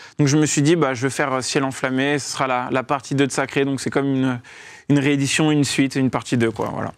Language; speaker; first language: French; native; French